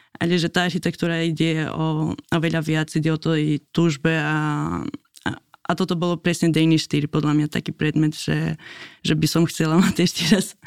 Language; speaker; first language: Slovak; non-native, fluent; Albanian